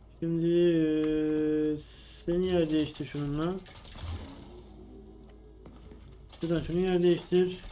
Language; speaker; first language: Turkish; native; Turkish